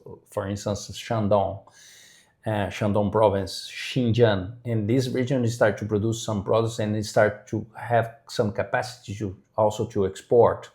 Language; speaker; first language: English; non-native, fluent; Portuguese